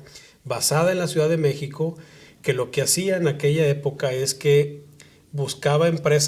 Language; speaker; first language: Spanish; native; Spanish